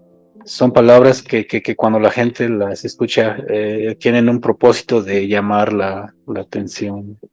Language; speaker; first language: Spanish; non-native, local second language; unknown